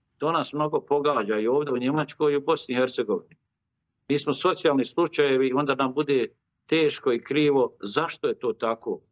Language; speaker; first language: Bosnian; native; Bosnian